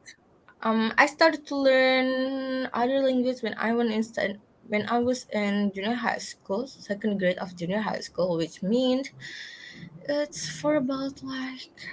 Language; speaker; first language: English; non-native, learner; Indonesian